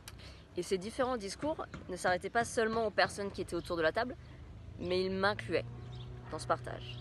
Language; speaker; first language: French; native; French